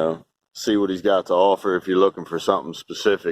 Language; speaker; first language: English; native; English